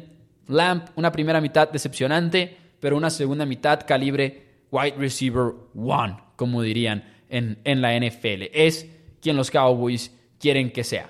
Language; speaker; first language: Spanish; native; Spanish